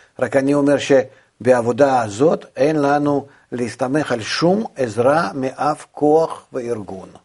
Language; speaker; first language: Hebrew; non-native, fluent; Russian